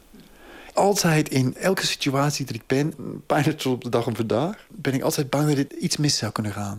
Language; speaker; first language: Dutch; non-native, fluent; English